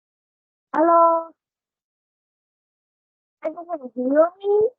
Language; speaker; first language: Indonesian; non-native, learner; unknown